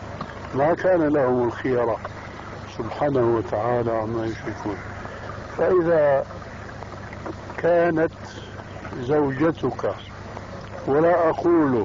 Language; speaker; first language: Arabic; early bilingual, other home language; Albanian